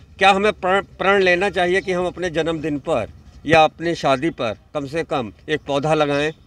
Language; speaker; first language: Hindi; native; Hindi